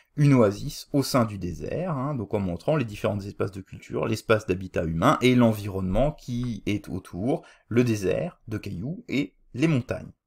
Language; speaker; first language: French; native; French